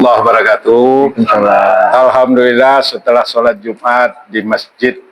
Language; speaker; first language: Indonesian; non-native, local second language; Minangkabau